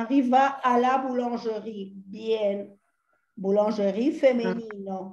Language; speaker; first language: French; non-native, fluent; Spanish